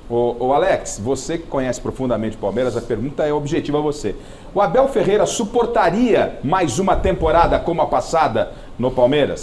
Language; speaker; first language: Portuguese; native; Portuguese